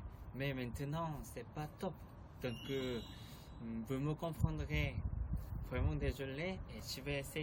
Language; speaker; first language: French; non-native, learner; Korean